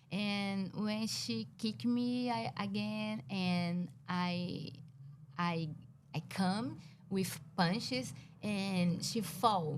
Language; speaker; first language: English; non-native, learner; Portuguese